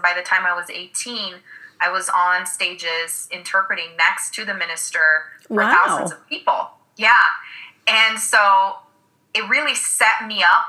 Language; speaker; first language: English; non-native, fluent; Portuguese